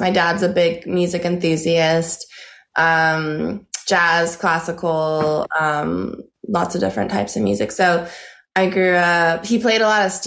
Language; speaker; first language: English; native; English